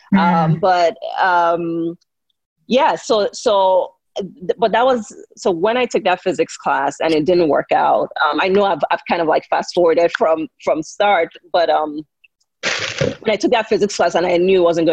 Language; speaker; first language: English; non-native, local second language; Yoruba